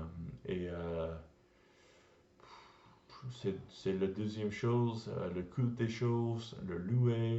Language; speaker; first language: French; non-native, learner; English